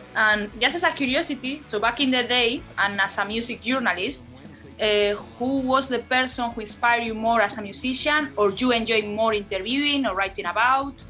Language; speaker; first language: English; non-native, fluent; Spanish